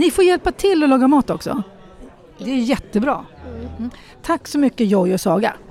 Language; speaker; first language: Swedish; native; Swedish